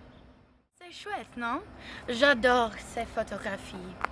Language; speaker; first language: French; non-native, learner; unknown